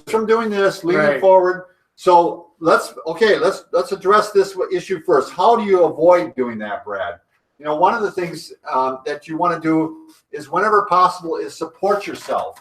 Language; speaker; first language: English; native; English